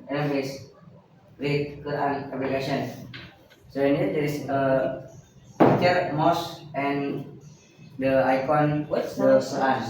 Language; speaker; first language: English; non-native, learner; Indonesian